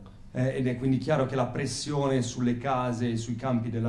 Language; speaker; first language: Italian; native; Italian